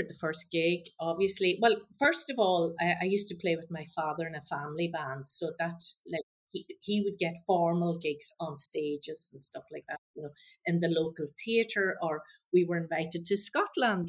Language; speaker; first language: English; native; English